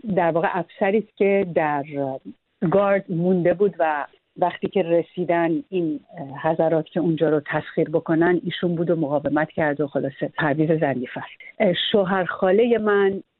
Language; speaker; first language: Persian; native; Persian